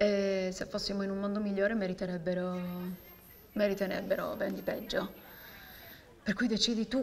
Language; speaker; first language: Italian; native; Italian